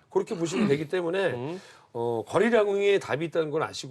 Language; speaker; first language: Korean; native; Korean